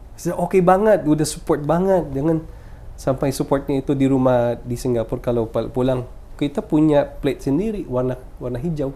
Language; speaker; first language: Indonesian; non-native, fluent; Filipino